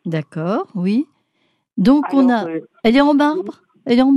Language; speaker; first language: French; native; French